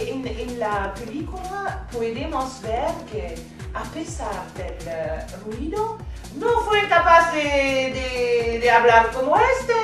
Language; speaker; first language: Spanish; non-native, fluent; German